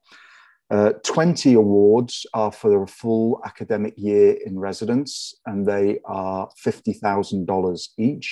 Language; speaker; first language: English; native; English